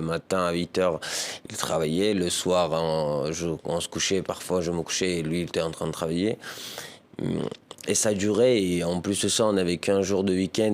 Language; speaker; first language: French; early bilingual, other home language; Persian